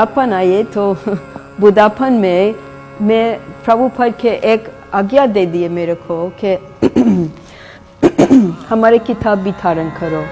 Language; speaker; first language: Hindi; non-native, fluent; English